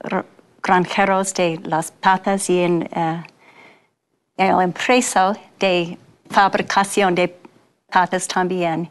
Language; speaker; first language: Spanish; non-native, learner; English